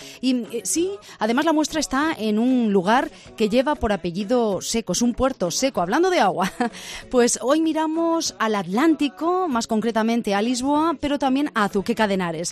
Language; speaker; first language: Spanish; native; Spanish